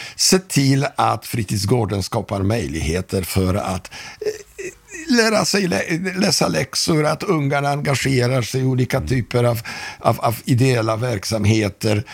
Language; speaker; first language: Swedish; non-native, fluent; Polish